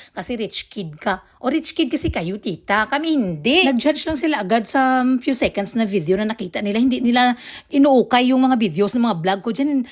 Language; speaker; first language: Filipino; non-native, local second language; Hiligaynon